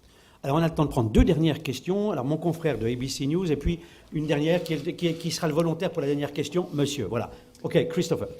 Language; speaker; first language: French; native; French